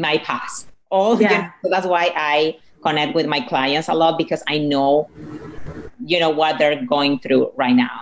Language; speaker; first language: English; non-native, fluent; Spanish